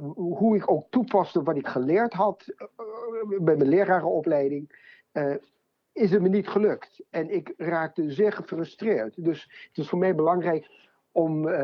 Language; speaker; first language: Dutch; non-native, fluent; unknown